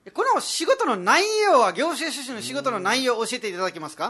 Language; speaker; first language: Japanese; non-native, fluent; Nepali